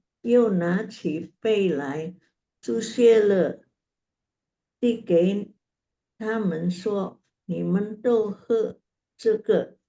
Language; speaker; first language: Chinese; non-native, learner; Indonesian